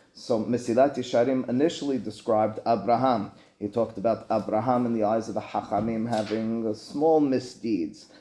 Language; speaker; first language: English; native; English